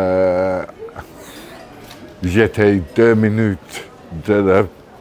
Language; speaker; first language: French; non-native, learner; English